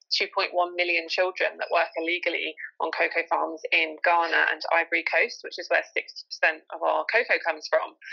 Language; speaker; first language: English; native; English